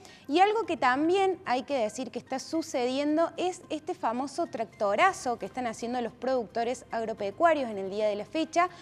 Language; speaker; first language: Spanish; native; Spanish